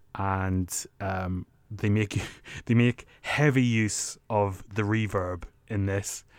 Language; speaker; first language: English; native; English